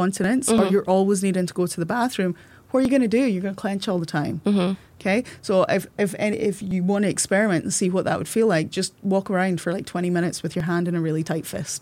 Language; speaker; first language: English; native; English